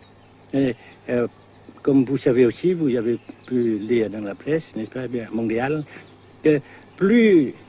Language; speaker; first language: French; non-native, fluent; Vietnamese